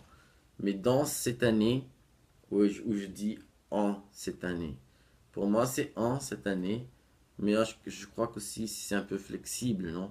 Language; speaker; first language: French; non-native, fluent; Portuguese